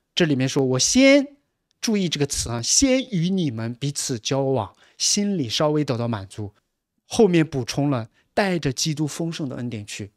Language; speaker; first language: Chinese; native; Chinese